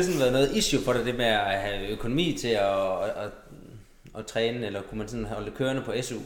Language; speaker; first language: Danish; native; Danish